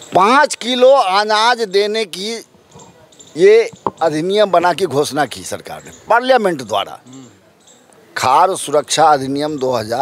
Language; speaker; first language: Hindi; native; Hindi